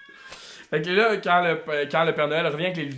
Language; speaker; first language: French; native; French